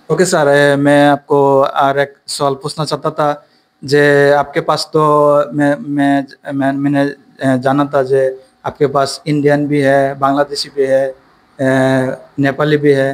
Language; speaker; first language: Hindi; non-native, learner; Bangla